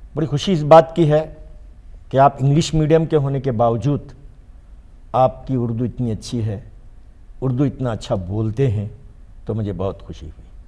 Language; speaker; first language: Urdu; native; Urdu